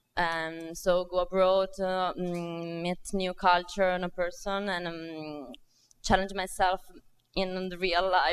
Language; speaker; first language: English; non-native, fluent; Italian